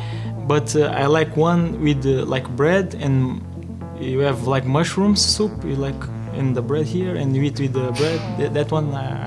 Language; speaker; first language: English; non-native, learner; Portuguese